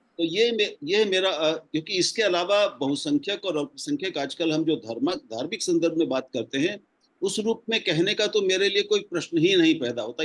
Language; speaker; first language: Hindi; non-native, local second language; Punjabi